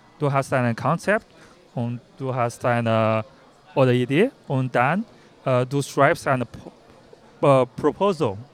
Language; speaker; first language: German; non-native, learner; Chinese